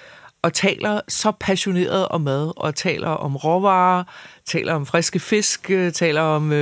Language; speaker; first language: Danish; native; Danish